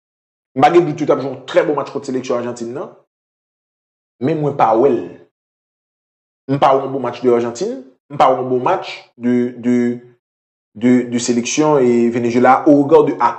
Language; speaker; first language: French; non-native, local second language; Haitian Creole